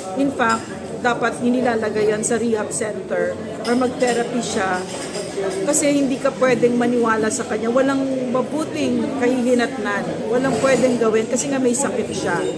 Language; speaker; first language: Filipino; native; Filipino